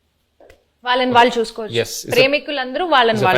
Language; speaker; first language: Telugu; native; Telugu